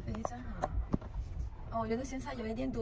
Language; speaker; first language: Chinese; non-native, learner; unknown